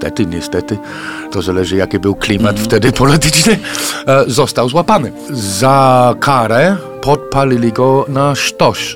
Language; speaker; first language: Polish; non-native, fluent; English